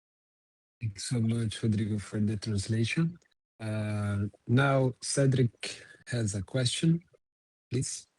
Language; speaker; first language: English; non-native, learner; Portuguese